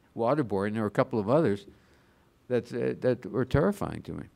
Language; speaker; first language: English; native; English